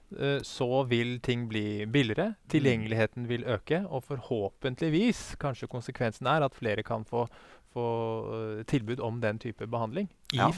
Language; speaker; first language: Norwegian; native; Norwegian